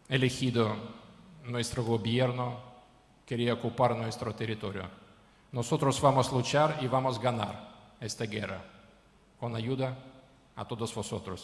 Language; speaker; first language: Spanish; non-native, fluent; Ukrainian